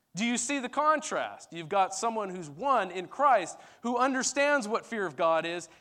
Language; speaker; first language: English; early bilingual, other home language; Turkish